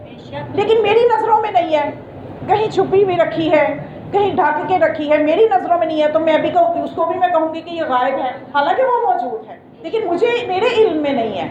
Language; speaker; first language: Urdu; native; Urdu